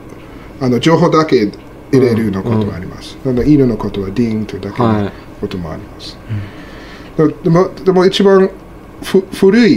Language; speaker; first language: Japanese; non-native, learner; English